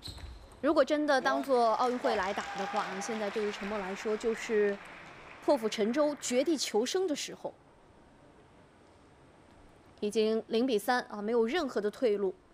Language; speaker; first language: Chinese; native; Chinese